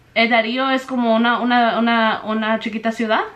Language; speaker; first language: Spanish; early bilingual, heritage; Spanish